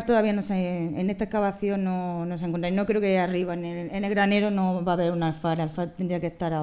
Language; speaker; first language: Spanish; native; Spanish